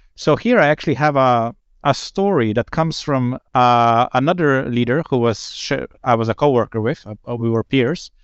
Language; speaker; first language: English; non-native, fluent; Slovenian